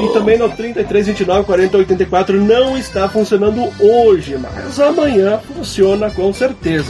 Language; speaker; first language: Portuguese; native; Portuguese